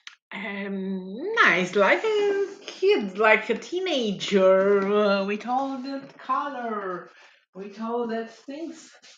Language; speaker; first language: English; non-native, learner; Italian